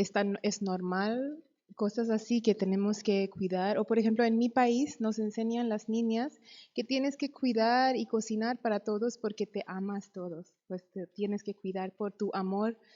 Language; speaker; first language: Spanish; non-native, fluent; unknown